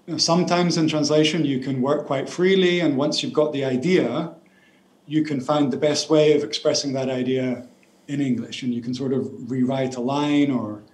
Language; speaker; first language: English; native; English